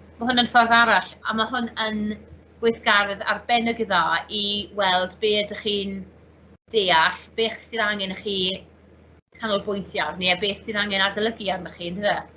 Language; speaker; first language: Welsh; native; Welsh